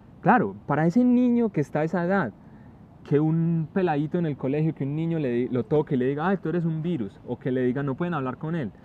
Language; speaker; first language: Spanish; native; Spanish